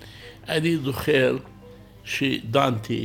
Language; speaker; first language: Hebrew; non-native, local second language; Arabic